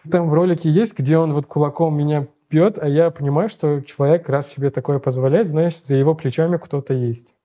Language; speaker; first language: Russian; non-native, local second language; Uzbek